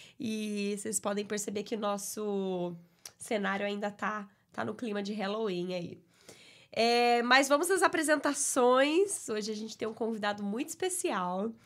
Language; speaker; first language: Portuguese; native; Portuguese